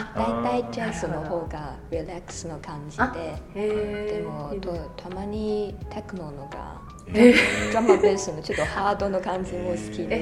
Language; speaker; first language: Japanese; non-native, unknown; Chinese